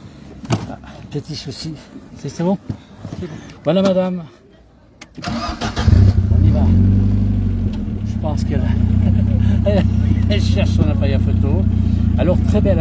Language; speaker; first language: French; native; French